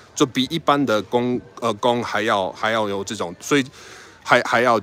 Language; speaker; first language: Chinese; non-native, fluent; English